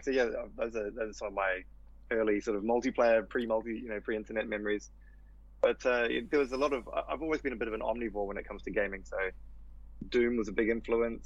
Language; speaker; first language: English; native; English